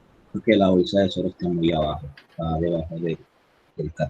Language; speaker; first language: Spanish; native; Spanish